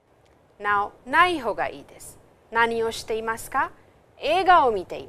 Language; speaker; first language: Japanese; non-native, fluent; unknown